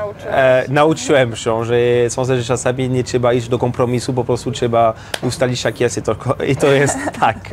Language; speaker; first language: Polish; non-native, learner; French